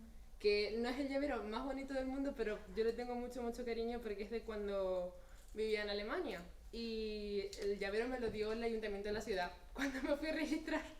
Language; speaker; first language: Spanish; native; Spanish